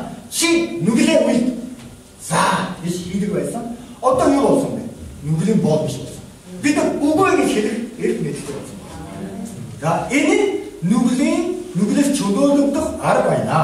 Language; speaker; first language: Mongolian; non-native, fluent; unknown